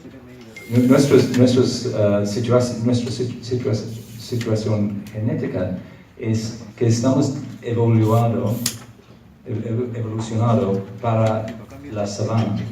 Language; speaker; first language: Spanish; non-native, fluent; English